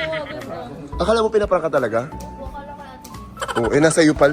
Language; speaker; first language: Filipino; native; Filipino